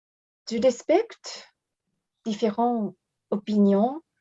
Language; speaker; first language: French; non-native, fluent; Japanese